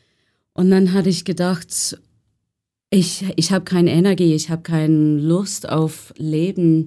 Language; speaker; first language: German; non-native, fluent; English